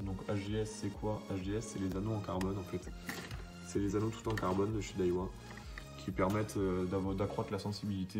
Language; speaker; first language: French; native; French